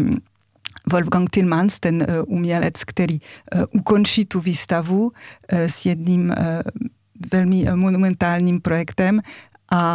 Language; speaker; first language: Czech; non-native, fluent; French